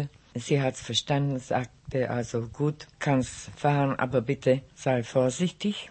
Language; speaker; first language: German; non-native, local second language; Czech